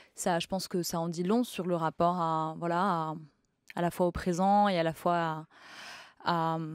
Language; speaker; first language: French; native; French